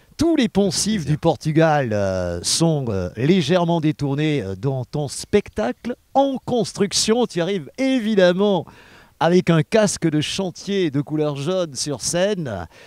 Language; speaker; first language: French; native; French